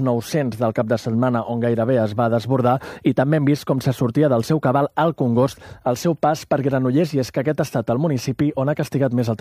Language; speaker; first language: Catalan; native; Catalan